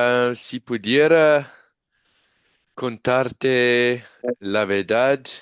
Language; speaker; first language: Spanish; non-native, learner; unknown